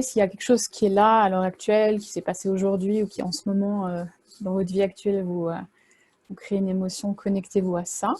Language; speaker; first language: French; native; French